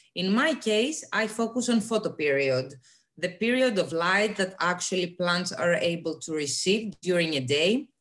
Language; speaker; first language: English; non-native, fluent; Greek